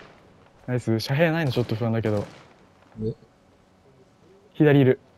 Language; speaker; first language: Japanese; native; Japanese